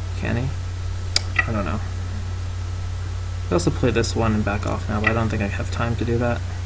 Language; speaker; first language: English; native; English